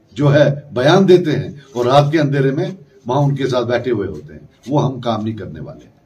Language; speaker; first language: Urdu; non-native, local second language; Kashmiri